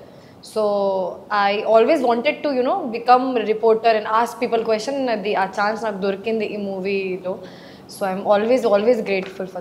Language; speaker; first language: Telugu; non-native, learner; Hindi